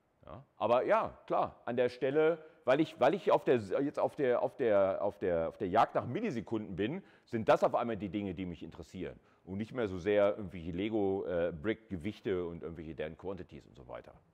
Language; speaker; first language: German; native; German